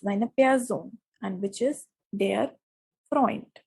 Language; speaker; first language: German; non-native, fluent; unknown